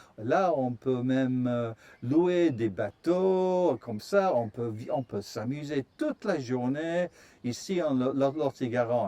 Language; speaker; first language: French; non-native, fluent; English